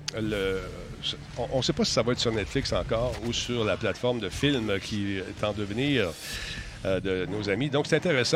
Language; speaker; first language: French; native; French